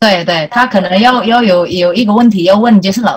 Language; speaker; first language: Chinese; early bilingual, heritage; Indonesian